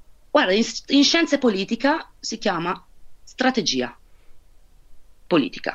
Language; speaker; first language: Italian; native; Italian